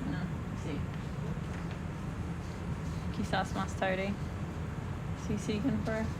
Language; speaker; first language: Spanish; non-native, fluent; English